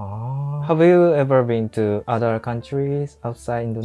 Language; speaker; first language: English; non-native, fluent; Japanese